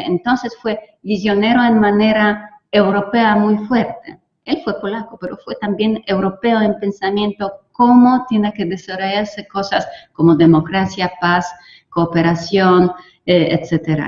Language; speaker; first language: Spanish; non-native, fluent; Polish